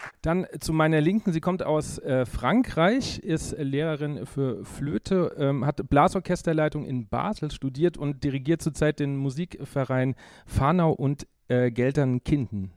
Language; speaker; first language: German; native; German